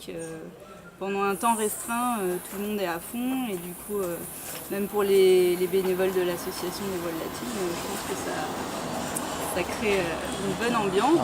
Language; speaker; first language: French; native; French